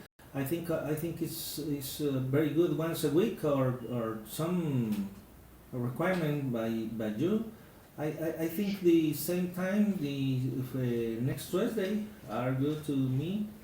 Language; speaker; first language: English; non-native, learner; Spanish